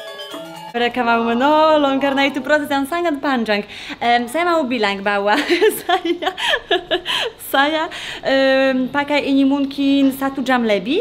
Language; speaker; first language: Indonesian; non-native, learner; Polish